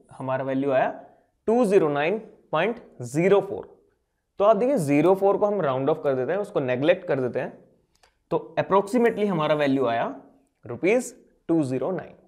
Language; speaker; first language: Hindi; native; Hindi